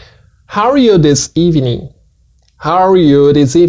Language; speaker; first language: English; non-native, fluent; Portuguese